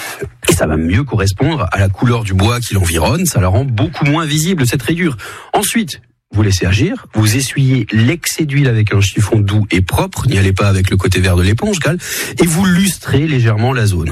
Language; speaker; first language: French; native; French